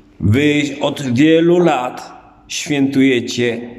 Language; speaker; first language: Polish; native; Polish